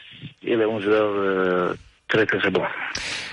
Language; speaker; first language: French; non-native, fluent; Romanian